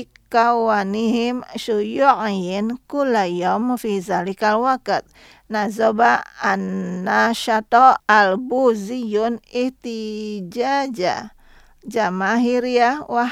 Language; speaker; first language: Arabic; non-native, fluent; Indonesian